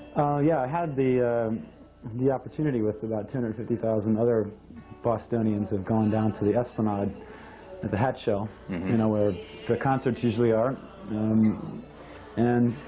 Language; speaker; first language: English; native; English